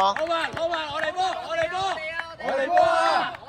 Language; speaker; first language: Chinese; native; Chinese